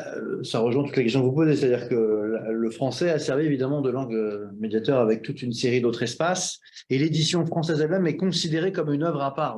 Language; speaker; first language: French; native; French